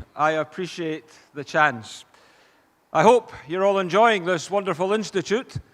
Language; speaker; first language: English; native; English